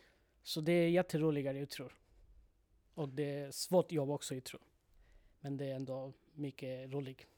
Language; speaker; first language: Swedish; non-native, learner; Bangla